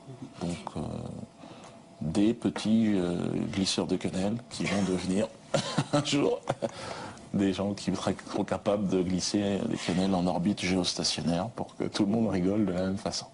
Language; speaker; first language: French; native; French